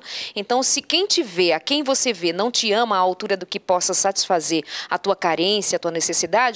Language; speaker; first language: Portuguese; native; Portuguese